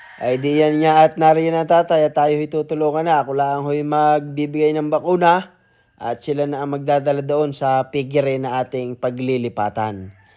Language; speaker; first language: Filipino; native; Filipino